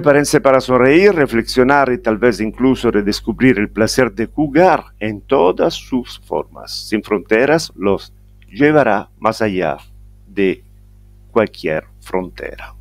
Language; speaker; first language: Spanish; non-native, fluent; Italian